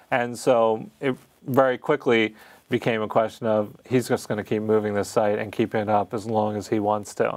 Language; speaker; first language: English; native; English